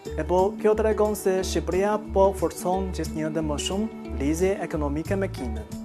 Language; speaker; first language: Albanian; non-native, fluent; Chinese